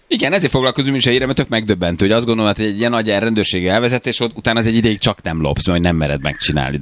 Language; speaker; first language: Hungarian; native; Hungarian